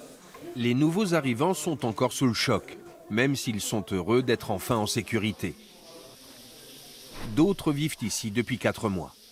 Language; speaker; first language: French; native; French